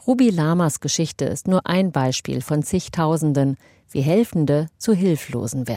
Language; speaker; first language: German; native; German